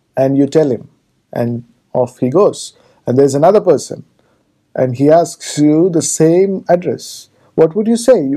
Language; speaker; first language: English; non-native, local second language; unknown